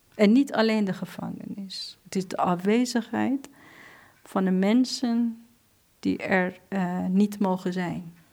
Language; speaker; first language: Dutch; non-native, fluent; Persian